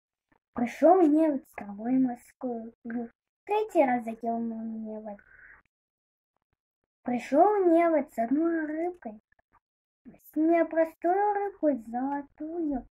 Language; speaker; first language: Russian; native; Russian